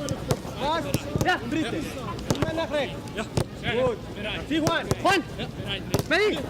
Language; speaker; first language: German; non-native, learner; Italian